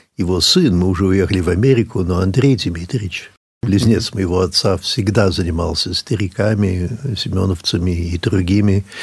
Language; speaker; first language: Russian; early bilingual, heritage; English